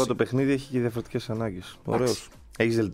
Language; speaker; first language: Greek; native; Greek